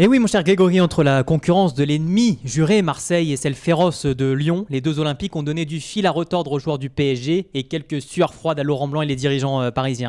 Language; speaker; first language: French; native; French